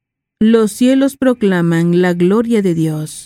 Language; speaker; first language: Spanish; native; Spanish